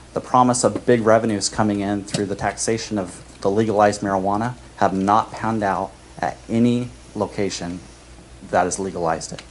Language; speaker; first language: English; native; English